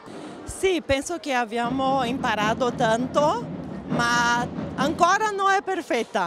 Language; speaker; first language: Italian; non-native, fluent; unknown